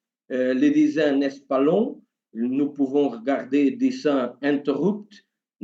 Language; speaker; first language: French; non-native, learner; Portuguese